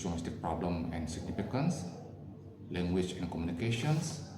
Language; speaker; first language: English; non-native, fluent; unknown